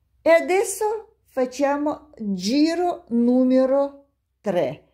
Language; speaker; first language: Italian; non-native, learner; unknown